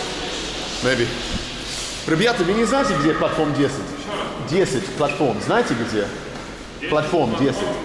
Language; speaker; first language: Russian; non-native, learner; English